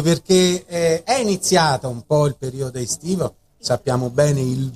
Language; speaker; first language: Italian; native; Italian